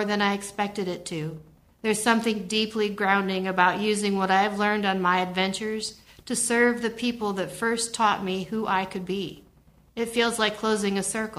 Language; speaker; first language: English; native; English